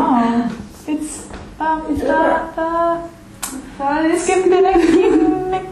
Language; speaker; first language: Icelandic; non-native, learner; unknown